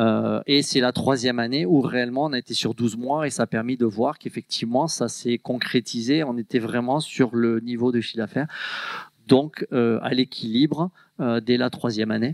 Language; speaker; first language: French; native; French